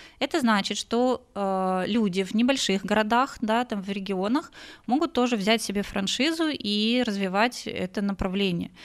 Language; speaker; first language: Russian; native; Russian